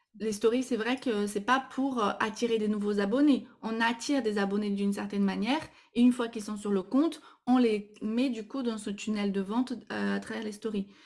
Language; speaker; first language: French; non-native, fluent; Portuguese